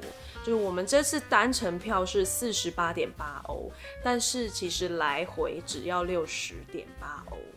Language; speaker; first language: Chinese; native; Chinese